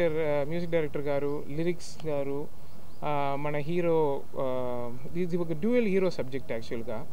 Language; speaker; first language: Telugu; non-native, learner; Tamil